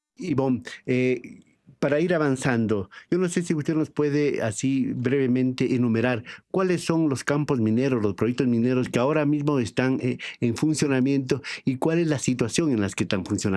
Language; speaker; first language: Spanish; native; Spanish